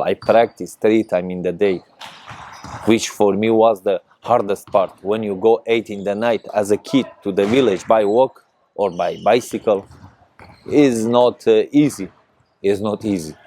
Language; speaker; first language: English; non-native, learner; Persian